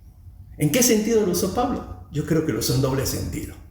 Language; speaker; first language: Spanish; native; Spanish